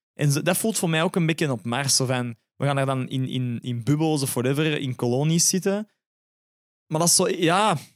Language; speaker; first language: Dutch; native; Dutch